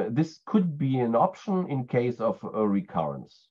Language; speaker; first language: English; non-native, fluent; German